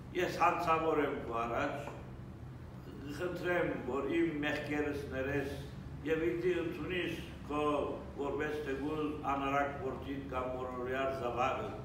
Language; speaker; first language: Armenian; early bilingual, heritage; Armenian